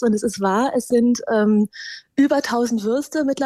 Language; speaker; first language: German; native; German